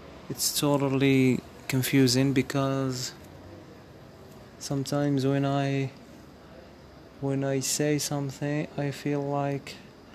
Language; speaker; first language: English; non-native, fluent; Berber languages